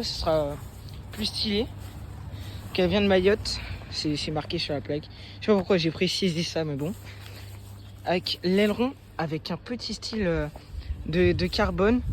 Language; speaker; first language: French; native; French